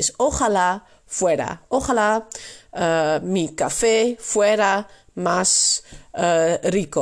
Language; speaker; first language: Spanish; non-native, fluent; Dutch